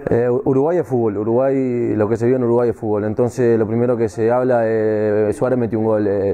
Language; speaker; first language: Spanish; native; Spanish